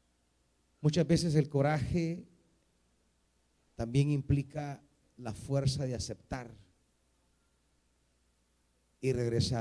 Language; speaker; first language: Spanish; native; Spanish